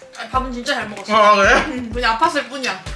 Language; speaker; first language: Korean; native; Korean